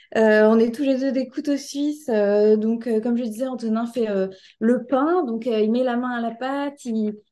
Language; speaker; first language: French; native; French